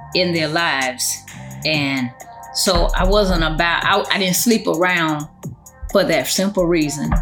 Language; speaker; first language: English; native; English